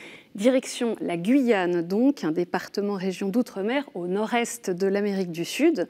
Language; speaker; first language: French; native; French